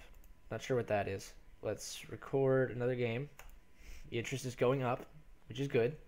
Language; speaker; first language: English; native; English